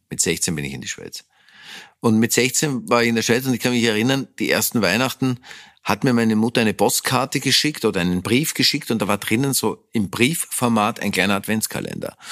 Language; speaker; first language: German; native; German